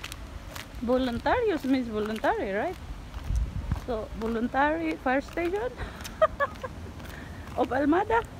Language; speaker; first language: English; non-native, local second language; Filipino